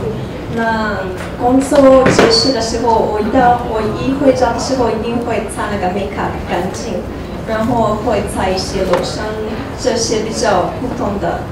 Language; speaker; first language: Chinese; non-native, learner; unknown